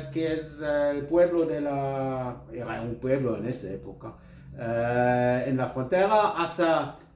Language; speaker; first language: Spanish; non-native, learner; German